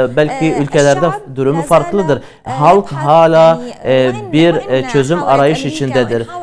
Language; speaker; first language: Turkish; non-native, learner; Arabic